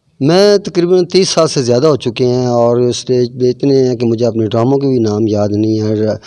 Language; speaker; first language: Urdu; non-native, local second language; Punjabi